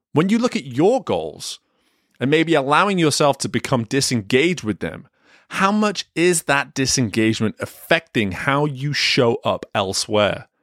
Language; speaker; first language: English; native; English